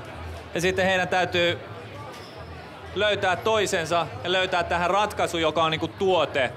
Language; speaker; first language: Finnish; native; Finnish